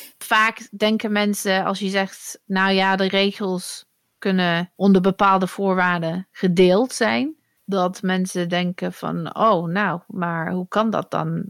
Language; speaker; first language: Dutch; non-native, fluent; English